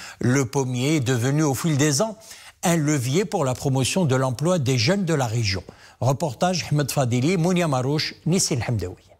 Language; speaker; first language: French; non-native, local second language; Arabic